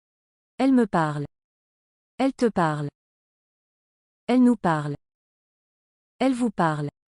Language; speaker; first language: French; non-native, learner; English